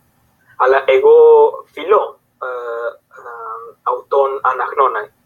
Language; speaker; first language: Greek; non-native, fluent; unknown